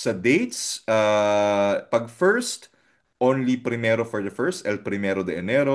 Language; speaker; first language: Spanish; non-native, fluent; Filipino